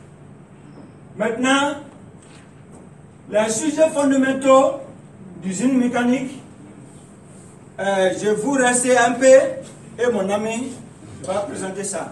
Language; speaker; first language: French; non-native, learner; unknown